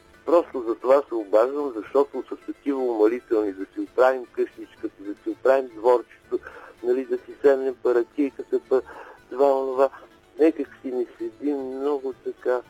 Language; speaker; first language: Bulgarian; native; Bulgarian